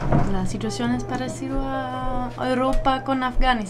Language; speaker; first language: Spanish; non-native, learner; German